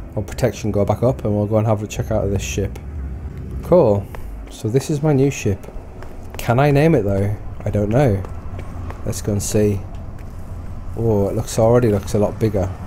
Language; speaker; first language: English; native; English